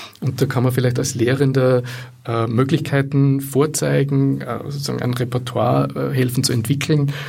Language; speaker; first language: German; native; German